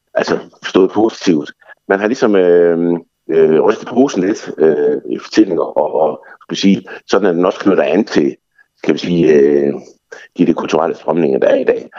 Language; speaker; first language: Danish; native; Danish